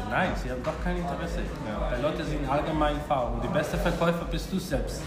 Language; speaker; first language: German; non-native, fluent; Spanish